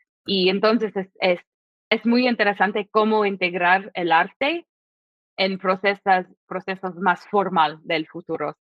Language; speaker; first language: Spanish; non-native, fluent; English